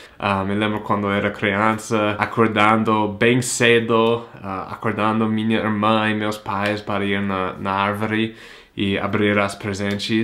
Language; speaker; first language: Portuguese; non-native, fluent; English